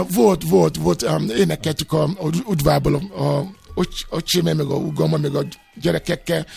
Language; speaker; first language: Hungarian; non-native, fluent; Yoruba